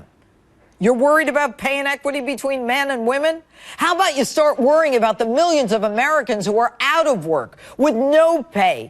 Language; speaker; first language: English; native; English